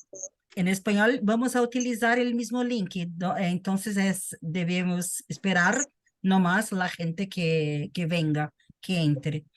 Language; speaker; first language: Spanish; non-native, fluent; Portuguese